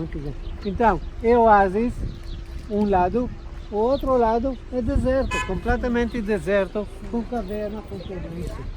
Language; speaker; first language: Portuguese; non-native, learner; Hebrew